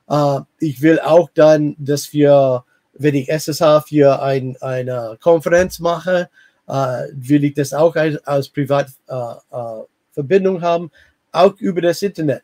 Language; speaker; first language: German; non-native, fluent; English